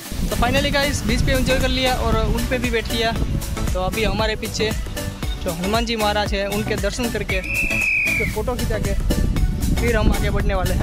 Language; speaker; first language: Hindi; non-native, local second language; Gujarati